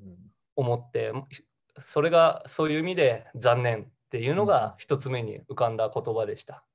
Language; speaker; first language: Japanese; native; Japanese